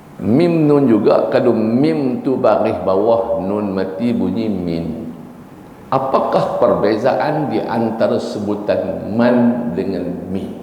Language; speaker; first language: Malay; native; Malay